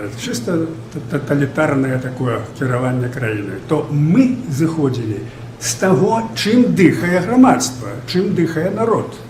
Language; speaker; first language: Belarusian; native; Belarusian